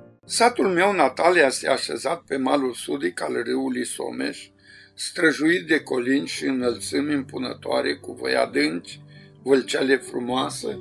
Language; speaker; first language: Romanian; native; Romanian